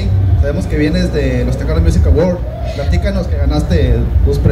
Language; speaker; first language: Spanish; native; Spanish